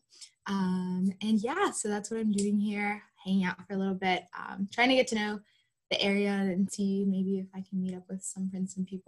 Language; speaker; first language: English; native; English